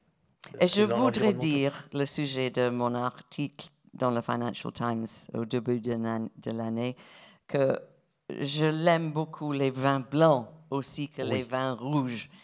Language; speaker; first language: French; non-native, fluent; English